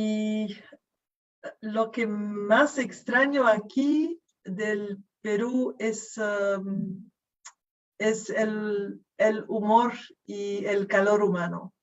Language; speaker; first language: Spanish; non-native, fluent; Dutch